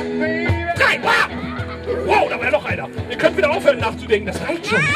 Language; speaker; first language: German; native; German